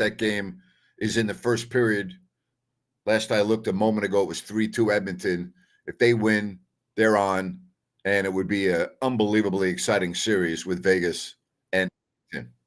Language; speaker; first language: English; native; English